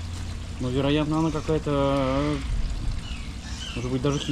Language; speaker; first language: Russian; native; Russian